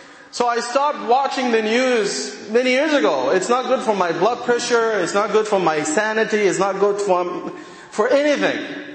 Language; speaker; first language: English; non-native, fluent; Arabic